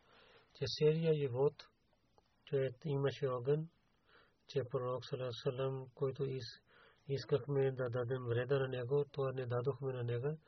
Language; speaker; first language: Bulgarian; non-native, learner; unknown